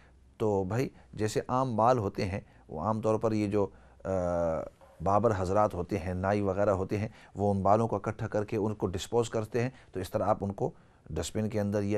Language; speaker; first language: Urdu; native; Urdu